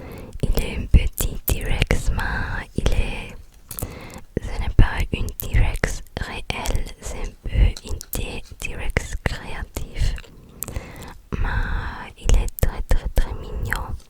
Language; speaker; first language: French; non-native, learner; English